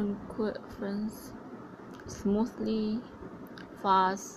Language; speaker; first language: English; non-native, learner; Malay